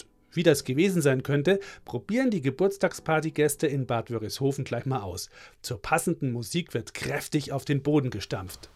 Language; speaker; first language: German; native; German